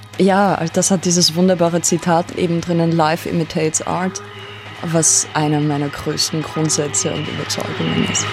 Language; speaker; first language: German; native; German